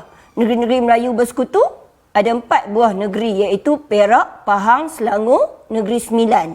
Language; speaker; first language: Malay; native; Malay